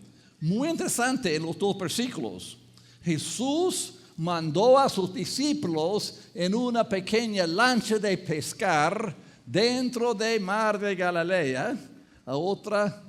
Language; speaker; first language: Spanish; non-native, fluent; English